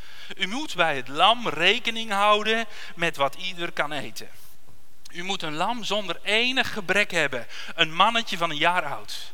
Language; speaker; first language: Dutch; native; Dutch